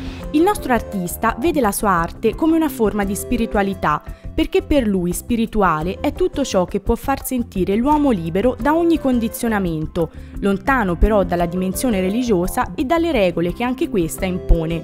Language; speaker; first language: Italian; native; Italian